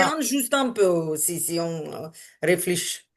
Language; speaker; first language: French; non-native, learner; Ukrainian